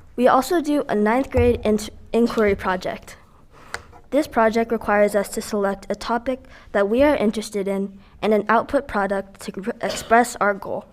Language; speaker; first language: English; early bilingual, other home language; Filipino